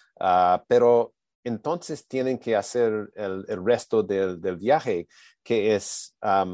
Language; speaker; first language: Spanish; non-native, learner; English